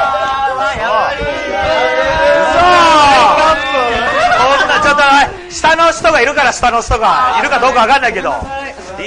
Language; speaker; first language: Japanese; native; Japanese